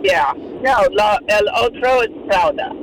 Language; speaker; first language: Spanish; non-native, fluent; English